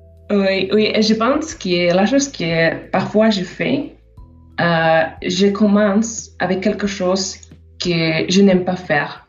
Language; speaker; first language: French; non-native, fluent; Slovak